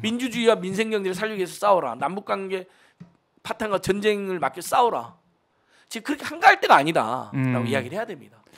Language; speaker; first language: Korean; native; Korean